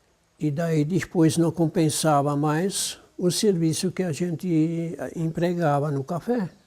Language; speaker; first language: Portuguese; non-native, local second language; German